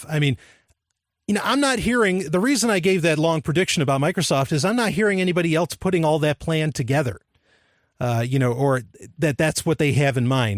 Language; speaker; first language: English; native; English